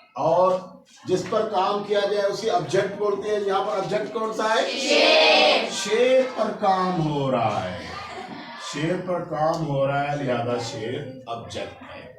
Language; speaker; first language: Urdu; non-native, local second language; Saraiki